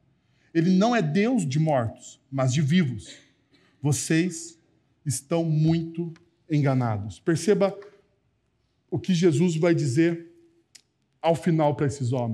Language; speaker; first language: Portuguese; native; Portuguese